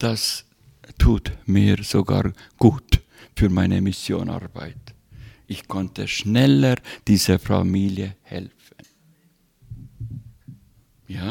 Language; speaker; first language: German; non-native, learner; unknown